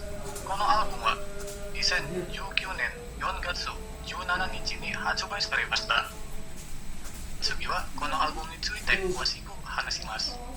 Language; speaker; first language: Japanese; non-native, learner; Indonesian